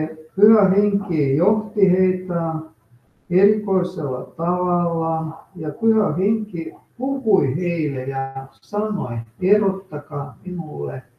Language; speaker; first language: Finnish; non-native, fluent; Russian